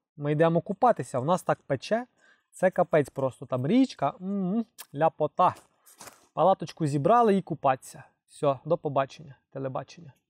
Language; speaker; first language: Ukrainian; non-native, local second language; Russian